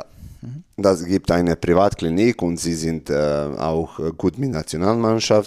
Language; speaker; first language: German; non-native, learner; Serbian